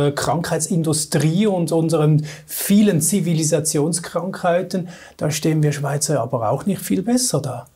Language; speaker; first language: German; native; German